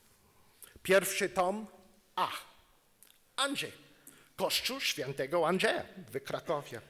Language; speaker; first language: Polish; non-native, learner; English